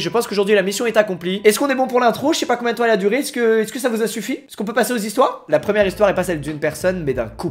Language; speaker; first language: French; native; French